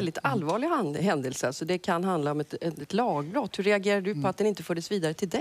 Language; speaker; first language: Swedish; native; Swedish